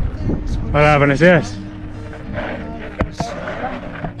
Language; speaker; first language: Spanish; non-native, learner; English